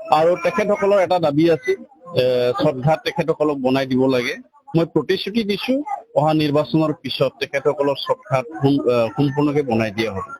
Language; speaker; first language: Assamese; non-native, local second language; Bodo